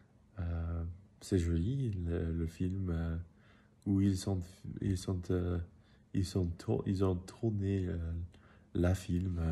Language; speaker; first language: French; non-native, learner; English